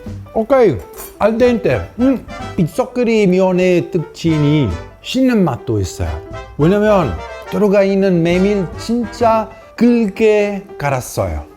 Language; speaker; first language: Korean; non-native, fluent; Italian